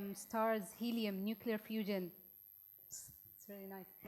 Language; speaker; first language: English; non-native, local second language; Arabic